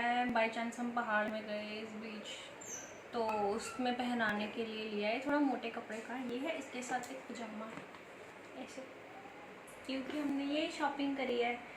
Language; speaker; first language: Hindi; native; Hindi